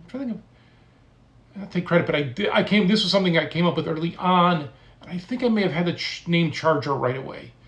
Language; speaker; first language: English; native; English